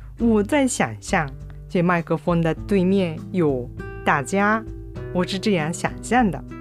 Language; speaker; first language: Chinese; non-native, fluent; Japanese